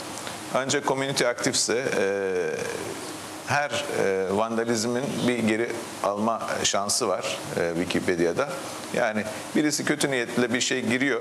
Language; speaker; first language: Turkish; native; Turkish